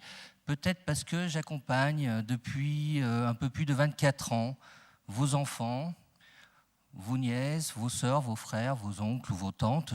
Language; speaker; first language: French; native; French